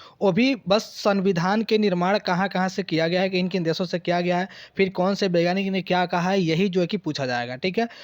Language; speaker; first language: Hindi; native; Hindi